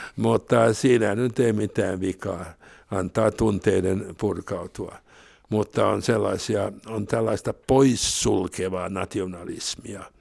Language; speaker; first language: Finnish; non-native, local second language; Swedish